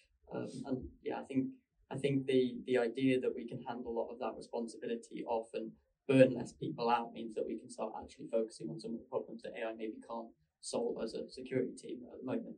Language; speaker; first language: English; native; English